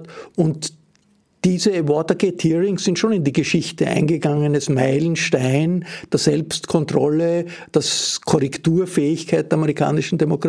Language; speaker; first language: German; native; German